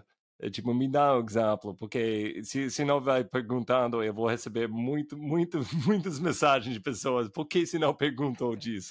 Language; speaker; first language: Portuguese; non-native, fluent; English